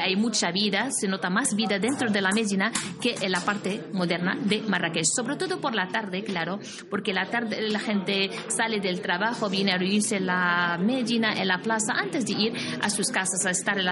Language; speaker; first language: Spanish; non-native, fluent; Arabic